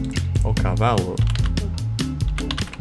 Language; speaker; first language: Portuguese; non-native, learner; English